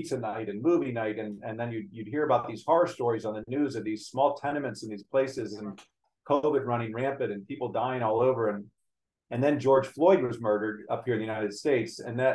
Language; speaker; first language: English; native; English